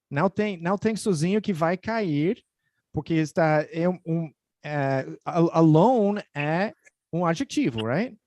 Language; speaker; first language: Portuguese; non-native, fluent; English